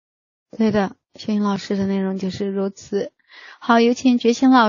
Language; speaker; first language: Chinese; native; Chinese